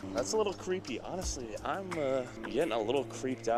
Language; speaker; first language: English; native; English